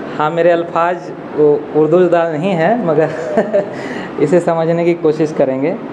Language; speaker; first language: Hindi; non-native, local second language; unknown